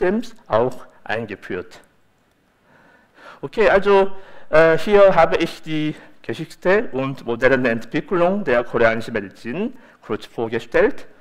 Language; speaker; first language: German; non-native, fluent; Korean